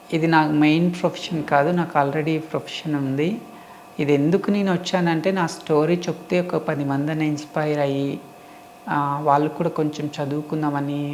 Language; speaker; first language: Telugu; native; Telugu